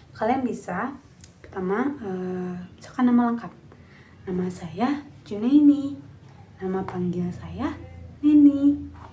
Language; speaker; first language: Indonesian; native; Indonesian